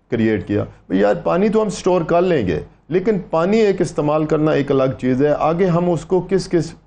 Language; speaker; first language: Urdu; native; Urdu